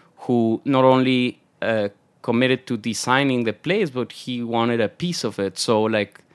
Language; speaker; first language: English; non-native, fluent; Spanish